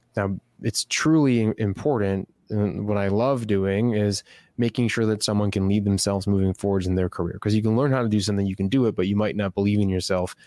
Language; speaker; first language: English; native; English